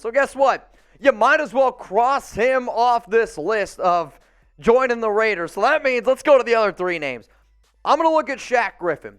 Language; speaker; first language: English; native; English